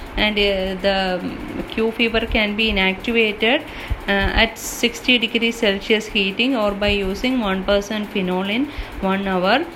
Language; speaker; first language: English; non-native, local second language; Malayalam